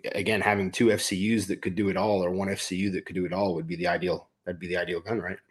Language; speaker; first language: English; native; English